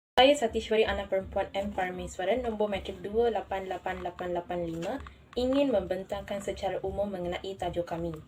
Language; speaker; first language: Malay; non-native, local second language; Tamil